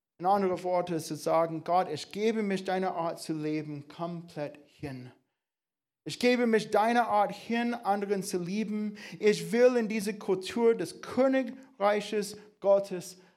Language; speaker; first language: German; non-native, fluent; English